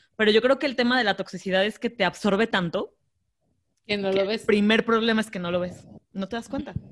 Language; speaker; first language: Spanish; native; Spanish